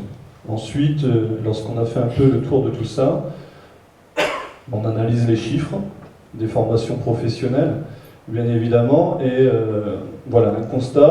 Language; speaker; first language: French; native; French